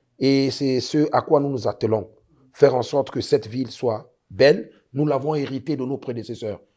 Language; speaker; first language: French; native; French